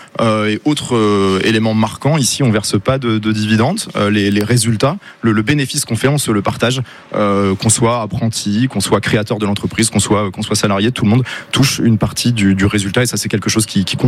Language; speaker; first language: French; native; French